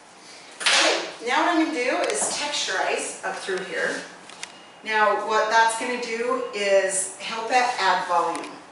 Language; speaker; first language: English; native; English